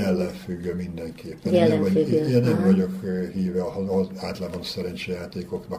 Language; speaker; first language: Hungarian; native; Hungarian